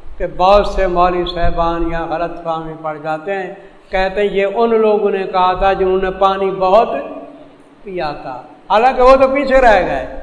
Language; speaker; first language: Urdu; non-native, local second language; Saraiki